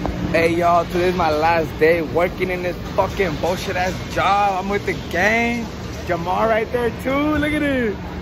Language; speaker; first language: English; early bilingual, other home language; Spanish